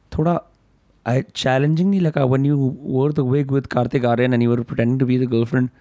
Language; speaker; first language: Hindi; native; Hindi